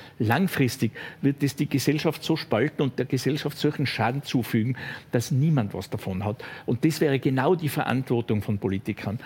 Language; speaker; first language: German; native; German